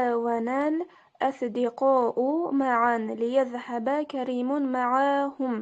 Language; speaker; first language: Arabic; non-native, learner; Uzbek